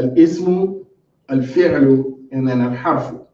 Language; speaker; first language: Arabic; non-native, fluent; English